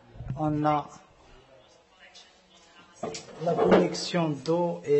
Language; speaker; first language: French; non-native, learner; Arabic